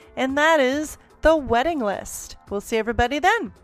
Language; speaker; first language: English; native; English